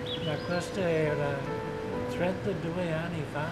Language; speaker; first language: Italian; non-native, learner; English